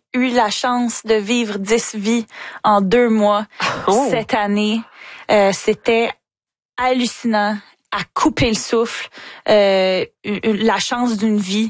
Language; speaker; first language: French; native; French